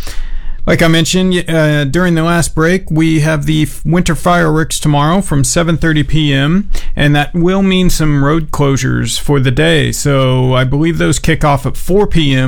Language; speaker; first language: English; native; English